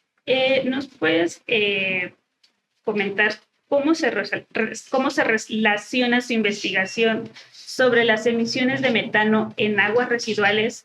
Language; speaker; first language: Spanish; native; Spanish